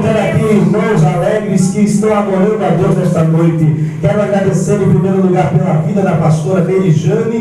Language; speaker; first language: Portuguese; native; Portuguese